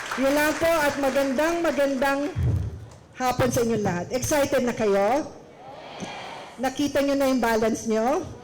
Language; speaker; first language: Filipino; native; Filipino